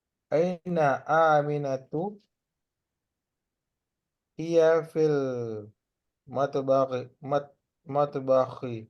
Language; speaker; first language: Arabic; non-native, learner; Indonesian